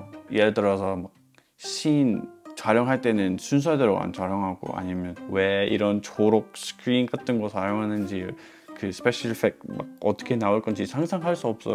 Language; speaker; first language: Korean; non-native, fluent; English